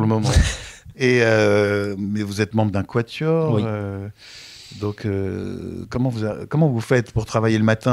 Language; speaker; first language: French; native; French